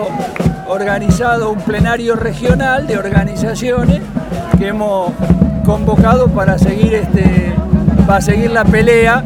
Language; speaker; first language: Spanish; native; Spanish